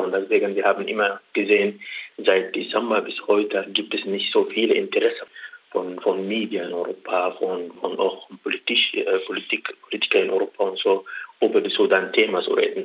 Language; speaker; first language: German; non-native, learner; Arabic